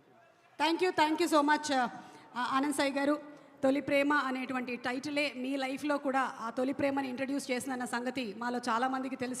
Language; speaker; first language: Telugu; native; Telugu